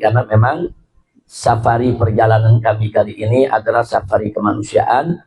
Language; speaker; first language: Indonesian; native; Indonesian